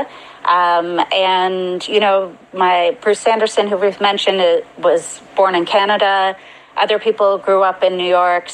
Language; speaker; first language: English; native; English